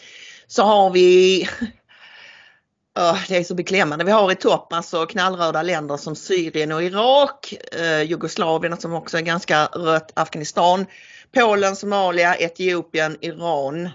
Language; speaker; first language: Swedish; native; Swedish